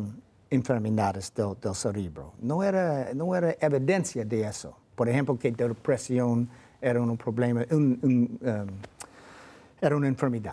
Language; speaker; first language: Spanish; non-native, fluent; English